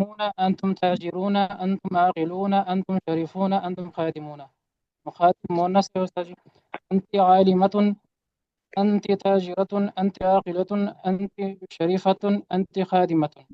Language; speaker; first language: Arabic; non-native, learner; Urdu